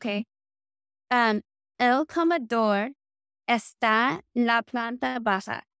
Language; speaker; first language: Spanish; non-native, learner; English